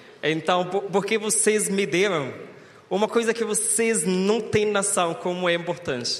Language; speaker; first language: Portuguese; non-native, fluent; Arabic